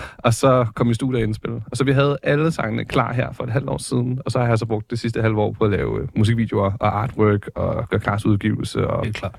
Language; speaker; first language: Danish; native; Danish